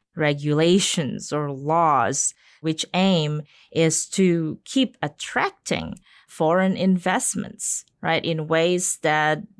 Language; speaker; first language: English; non-native, fluent; Indonesian